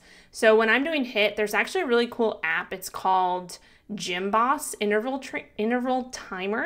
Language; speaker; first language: English; native; English